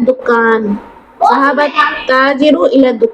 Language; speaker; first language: Arabic; non-native, fluent; Urdu